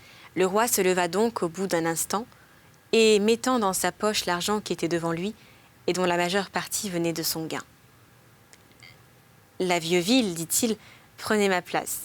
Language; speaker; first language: French; native; French